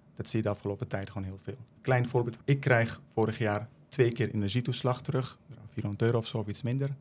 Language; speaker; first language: Dutch; non-native, fluent; Persian